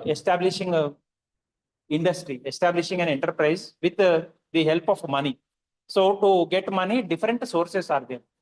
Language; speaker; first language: English; non-native, local second language; Telugu